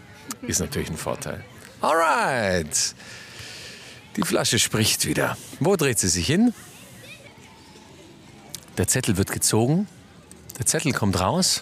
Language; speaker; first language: German; native; German